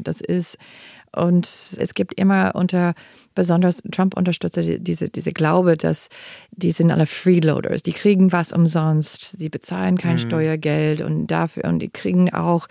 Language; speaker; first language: German; non-native, fluent; English